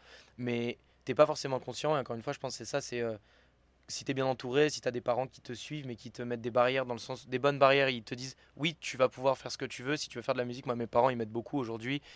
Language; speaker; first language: French; native; French